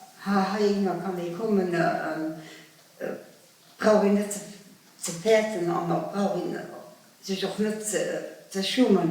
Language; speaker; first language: German; non-native, local second language; Luxembourgish